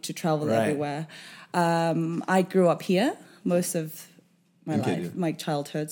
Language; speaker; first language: English; non-native, local second language; Japanese